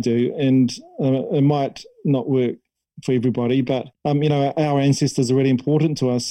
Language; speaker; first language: English; native; English